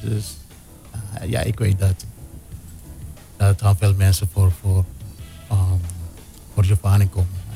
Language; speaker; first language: Dutch; non-native, local second language; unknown